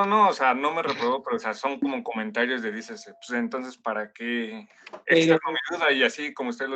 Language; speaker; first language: Spanish; native; Spanish